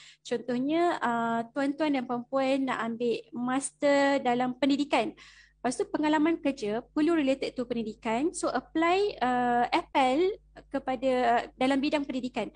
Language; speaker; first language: Malay; native; Malay